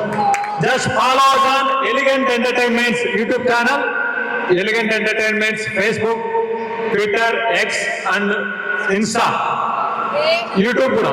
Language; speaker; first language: Telugu; native; Telugu